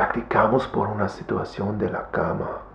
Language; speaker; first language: Spanish; non-native, learner; German